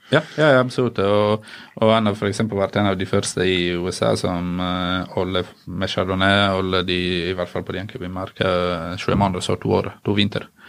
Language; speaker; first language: Norwegian; non-native, fluent; Italian